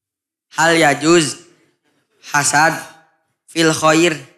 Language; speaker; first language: Arabic; non-native, learner; Indonesian